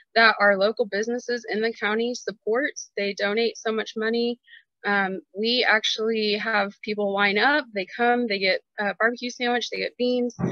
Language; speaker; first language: English; native; English